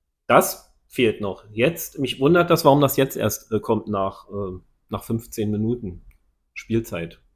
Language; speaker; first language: German; native; German